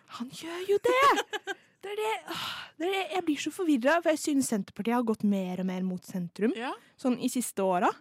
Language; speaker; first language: Norwegian; native; Norwegian